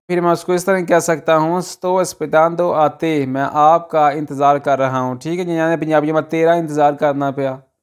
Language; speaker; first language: Urdu; non-native, local second language; Punjabi